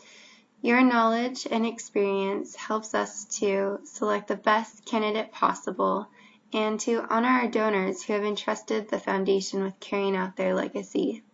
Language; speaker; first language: English; native; English